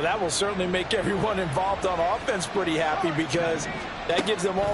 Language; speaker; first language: English; native; English